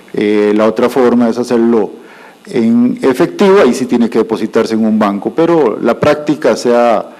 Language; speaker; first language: Spanish; native; Spanish